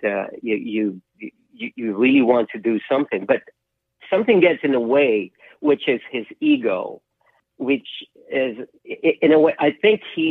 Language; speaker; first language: English; non-native, local second language; Filipino